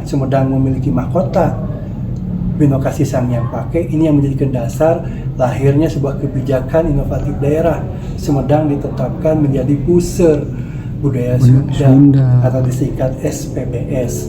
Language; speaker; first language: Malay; non-native, local second language; Sundanese